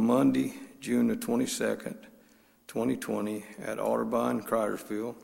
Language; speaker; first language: English; native; English